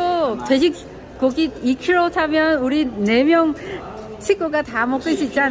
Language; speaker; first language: Korean; non-native, learner; Vietnamese